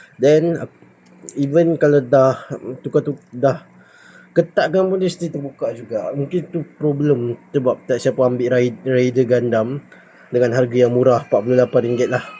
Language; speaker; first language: Malay; native; Malay